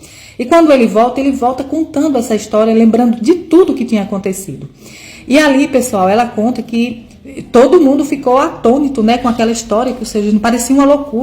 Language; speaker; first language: Portuguese; native; Portuguese